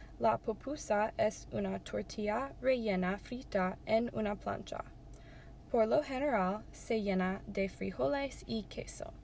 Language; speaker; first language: Spanish; non-native, learner; English